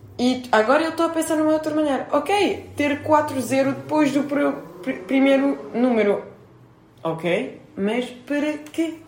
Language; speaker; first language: Portuguese; non-native, fluent; French